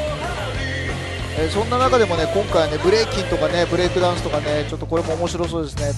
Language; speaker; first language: Japanese; native; Japanese